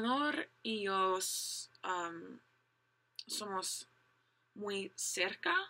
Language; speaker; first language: Spanish; non-native, learner; English